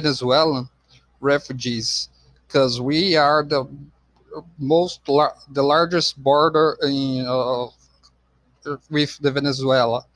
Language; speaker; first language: English; non-native, fluent; Portuguese